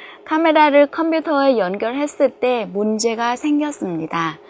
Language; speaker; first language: Korean; non-native, fluent; Vietnamese